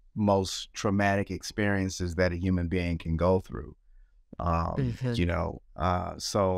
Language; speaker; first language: English; native; English